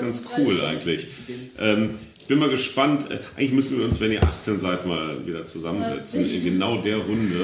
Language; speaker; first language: German; native; German